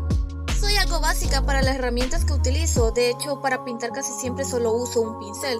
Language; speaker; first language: Spanish; native; Spanish